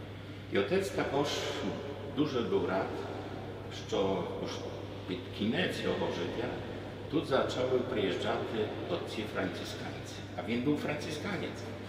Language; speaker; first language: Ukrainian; non-native, fluent; Polish